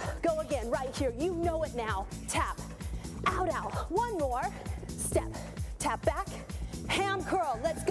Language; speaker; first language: English; native; English